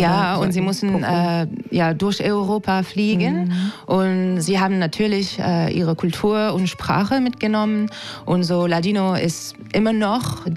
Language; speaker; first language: German; non-native, learner; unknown